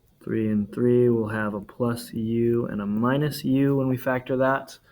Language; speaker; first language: English; native; English